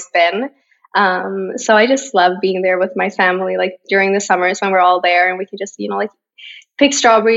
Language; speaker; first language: English; non-native, fluent; Swedish